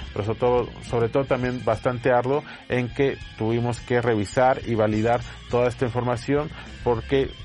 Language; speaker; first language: Spanish; native; Spanish